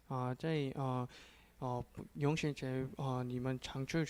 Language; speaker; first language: Chinese; non-native, learner; Korean